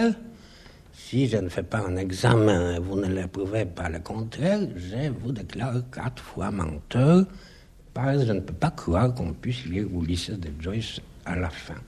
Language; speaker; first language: French; non-native, fluent; Polish